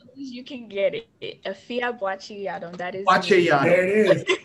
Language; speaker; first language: English; early bilingual, other home language; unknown